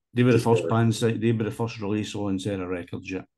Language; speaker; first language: English; native; English